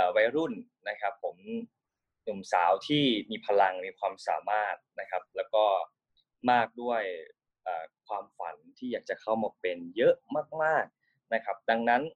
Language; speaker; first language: Thai; native; Thai